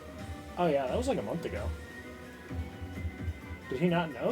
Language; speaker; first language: English; native; English